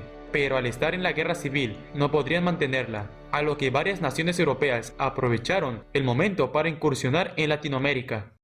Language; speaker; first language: Spanish; native; Spanish